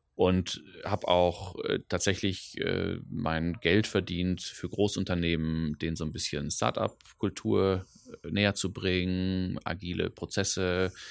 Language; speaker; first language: German; non-native, local second language; Dutch